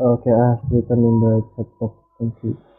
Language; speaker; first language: English; non-native, fluent; Malay